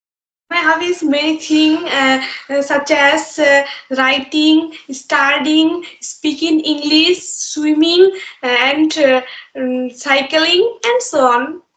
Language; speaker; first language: English; non-native, learner; Bangla